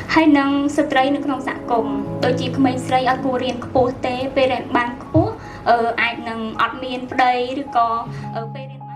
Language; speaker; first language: Khmer; non-native, local second language; Western Cham